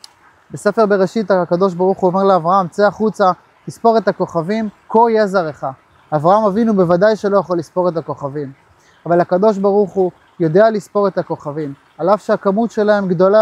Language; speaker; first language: Hebrew; native; Hebrew